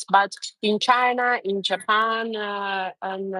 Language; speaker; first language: English; non-native, learner; Russian